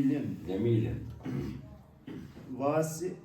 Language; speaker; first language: Arabic; non-native, learner; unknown